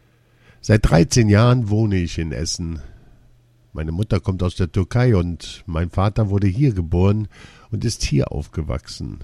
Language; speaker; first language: German; early bilingual, other home language; Turkish